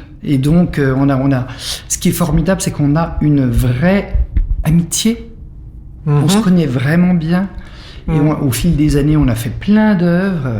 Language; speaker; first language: French; native; French